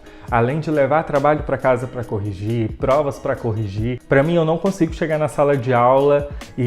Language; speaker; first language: Portuguese; native; Portuguese